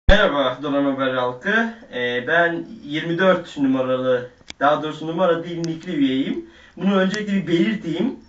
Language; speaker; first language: Turkish; early bilingual, heritage; Turkish